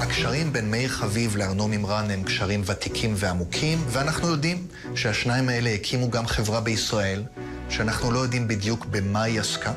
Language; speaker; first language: Hebrew; native; Hebrew